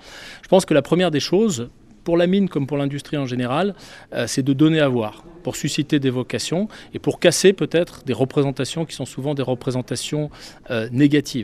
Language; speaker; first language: French; native; French